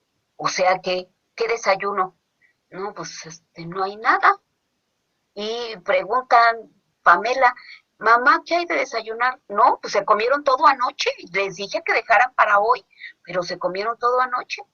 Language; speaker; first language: Spanish; native; Spanish